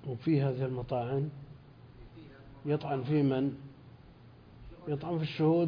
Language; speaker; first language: Arabic; native; Arabic